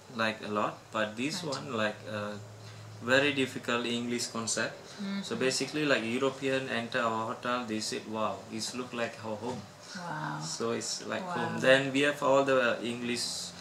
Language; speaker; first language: English; non-native, local second language; Tamil